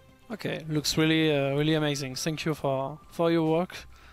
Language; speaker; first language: English; non-native, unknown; French